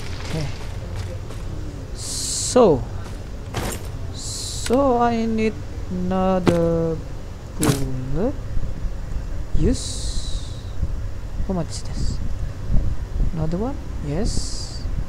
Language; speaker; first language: English; non-native, learner; Indonesian